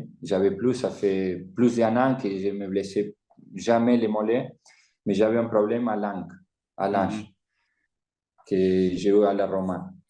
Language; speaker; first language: French; non-native, fluent; Spanish